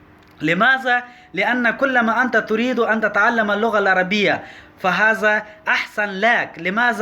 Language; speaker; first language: Arabic; non-native, learner; Pashto